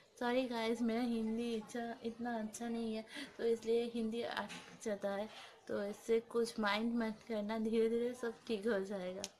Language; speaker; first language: Hindi; non-native, local second language; Bangla